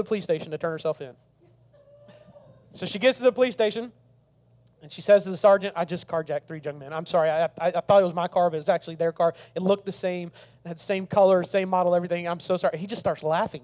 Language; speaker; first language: English; native; English